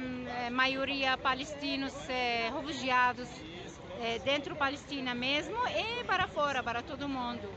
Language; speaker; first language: Portuguese; non-native, learner; Arabic